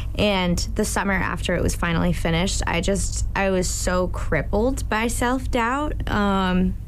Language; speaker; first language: English; native; English